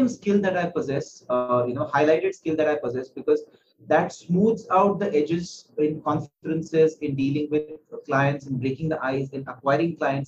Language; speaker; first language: English; non-native, local second language; Marathi